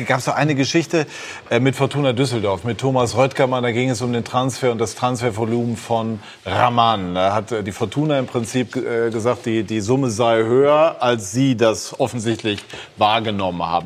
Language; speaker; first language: German; native; German